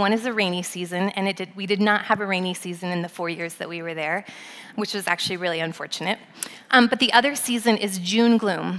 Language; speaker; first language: English; native; English